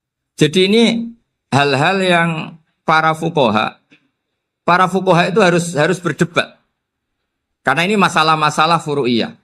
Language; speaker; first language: Indonesian; non-native, local second language; Javanese